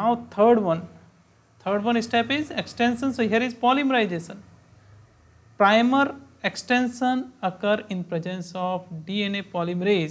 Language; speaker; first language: English; non-native, local second language; Hindi